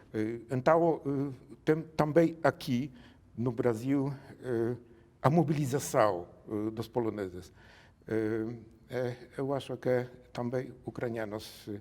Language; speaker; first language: Portuguese; non-native, learner; Polish